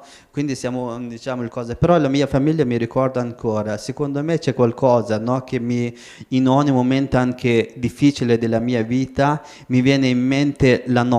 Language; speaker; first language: Italian; non-native, fluent; Hazaragi